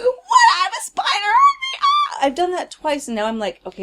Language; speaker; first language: English; native; English